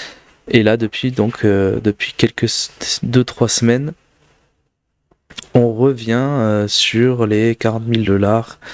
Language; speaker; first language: French; native; French